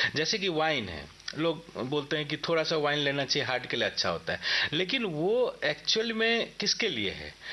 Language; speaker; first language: Hindi; native; Hindi